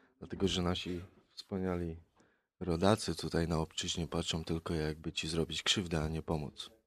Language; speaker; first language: Polish; native; Polish